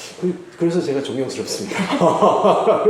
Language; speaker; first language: Korean; native; Korean